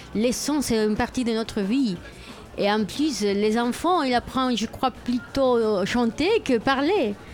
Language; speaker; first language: French; non-native, fluent; Spanish